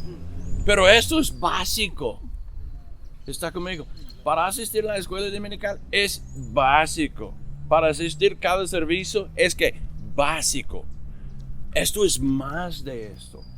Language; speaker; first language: Spanish; non-native, fluent; English